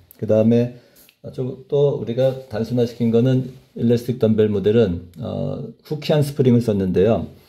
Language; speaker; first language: Korean; native; Korean